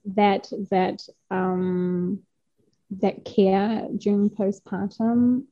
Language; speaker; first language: English; non-native, fluent; German